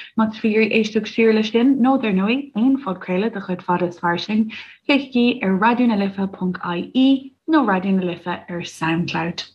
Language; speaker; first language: Irish; native; Irish